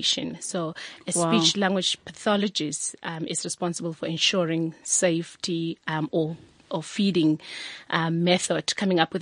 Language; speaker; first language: English; non-native, local second language; Tswana